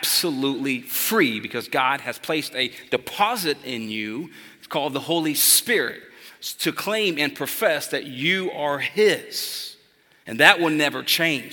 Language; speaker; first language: English; native; English